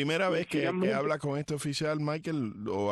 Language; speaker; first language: Spanish; early bilingual, heritage; Spanish